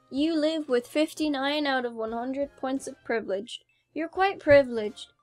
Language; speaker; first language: English; native; English